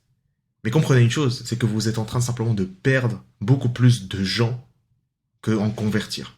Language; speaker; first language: French; native; French